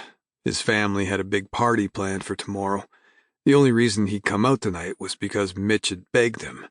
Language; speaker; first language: English; native; English